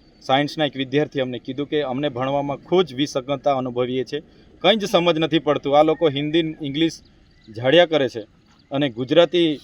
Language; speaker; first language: Gujarati; non-native, local second language; Bhili